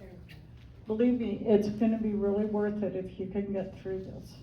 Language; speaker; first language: English; native; English